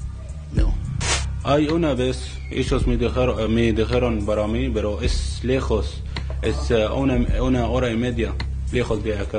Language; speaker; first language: Spanish; non-native, learner; Arabic